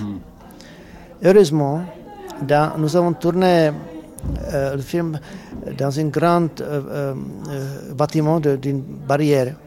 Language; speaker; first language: French; non-native, learner; Czech